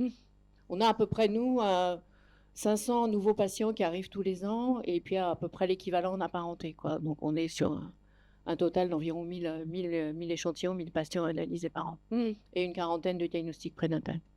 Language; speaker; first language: French; native; French